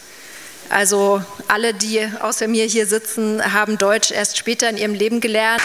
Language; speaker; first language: German; native; German